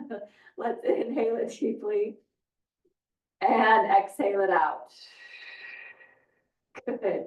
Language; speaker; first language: English; native; English